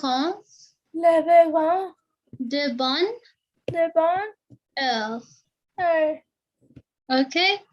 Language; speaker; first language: French; non-native, learner; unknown